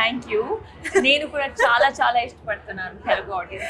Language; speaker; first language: Telugu; non-native, local second language; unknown